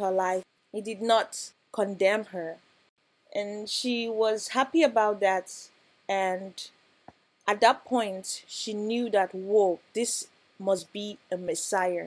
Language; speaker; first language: English; non-native, local second language; Yoruba